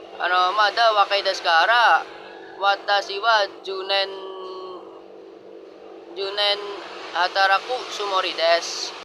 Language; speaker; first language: Japanese; non-native, learner; Indonesian